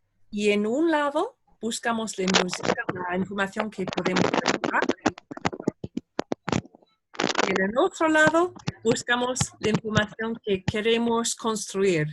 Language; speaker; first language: Spanish; non-native, fluent; English